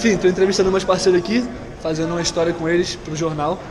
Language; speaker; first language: Portuguese; native; Portuguese